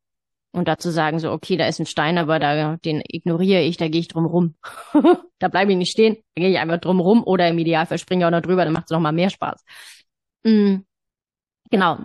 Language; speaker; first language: German; native; German